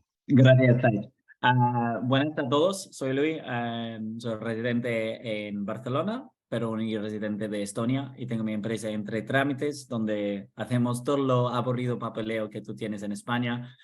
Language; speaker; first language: Spanish; non-native, fluent; English